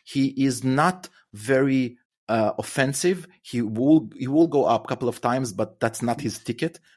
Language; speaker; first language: English; non-native, fluent; Hebrew